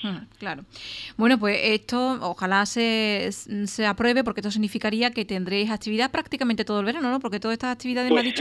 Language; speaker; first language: Spanish; native; Spanish